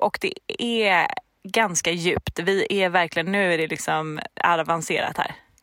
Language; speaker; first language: Swedish; native; Swedish